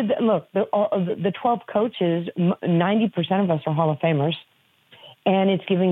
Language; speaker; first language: English; native; English